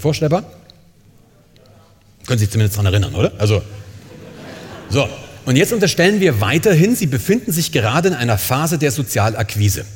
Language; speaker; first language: German; native; German